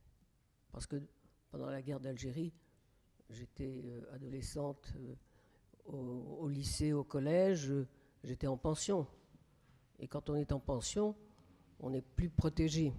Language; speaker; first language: French; native; French